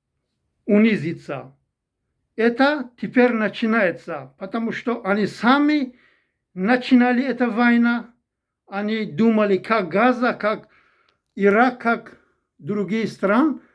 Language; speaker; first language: Russian; non-native, fluent; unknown